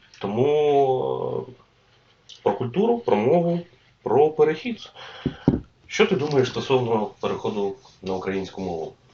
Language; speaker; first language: Ukrainian; native; Ukrainian